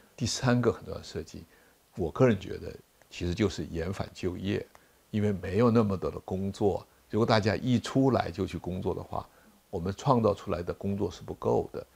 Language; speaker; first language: Chinese; native; Chinese